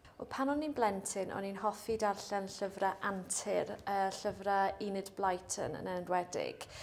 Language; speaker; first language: Welsh; native; Welsh